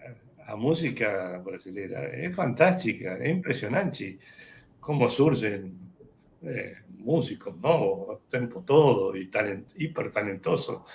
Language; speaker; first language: Portuguese; non-native, fluent; Spanish